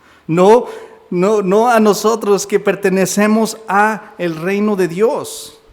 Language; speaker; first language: Spanish; native; Spanish